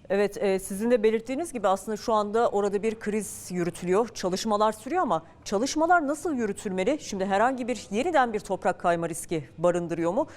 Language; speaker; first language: Turkish; native; Turkish